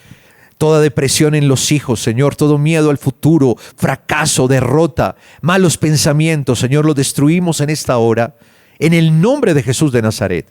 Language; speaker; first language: Spanish; native; Spanish